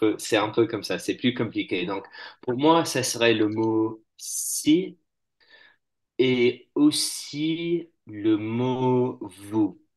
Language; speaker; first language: French; non-native, fluent; English